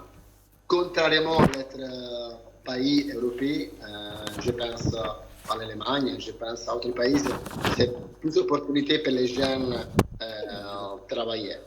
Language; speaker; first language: French; non-native, learner; Italian